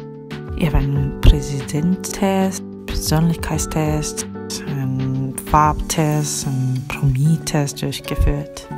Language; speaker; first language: German; non-native, fluent; Korean